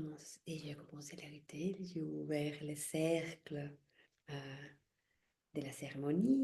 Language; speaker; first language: French; non-native, fluent; Spanish